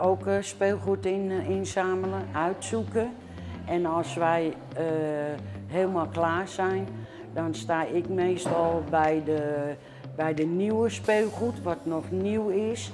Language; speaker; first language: Dutch; non-native, fluent; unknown